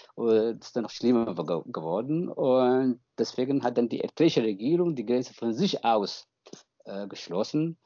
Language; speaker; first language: German; non-native, fluent; Tigrinya